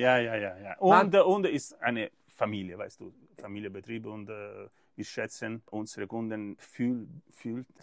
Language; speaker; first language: German; non-native, learner; Italian